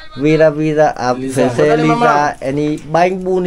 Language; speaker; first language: Portuguese; non-native, learner; Vietnamese